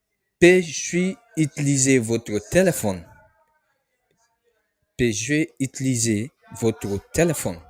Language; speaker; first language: French; non-native, learner; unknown